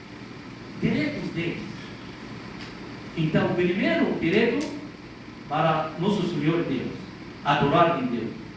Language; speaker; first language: Portuguese; non-native, learner; Arabic